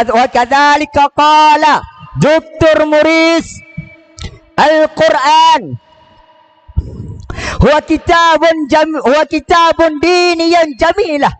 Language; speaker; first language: Arabic; non-native, learner; Achinese